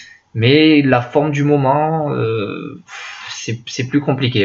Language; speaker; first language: French; native; French